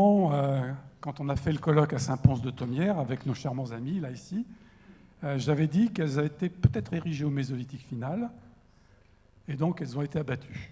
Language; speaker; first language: French; native; French